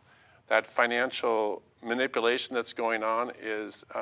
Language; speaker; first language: English; native; English